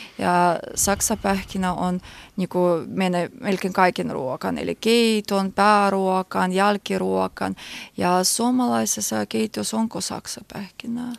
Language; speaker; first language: Finnish; non-native, learner; Georgian